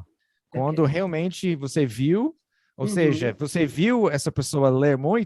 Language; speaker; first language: Portuguese; non-native, fluent; English